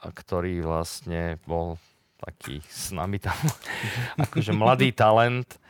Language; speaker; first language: Slovak; native; Slovak